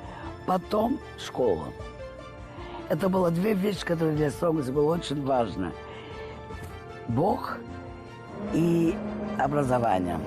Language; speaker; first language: Russian; early bilingual, heritage; Russian